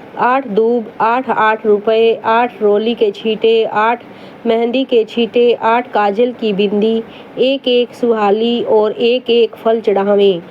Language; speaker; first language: Hindi; native; Hindi